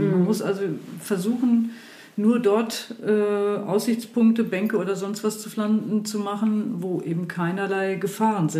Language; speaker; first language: German; native; German